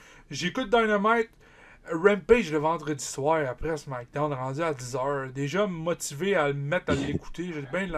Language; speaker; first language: French; native; French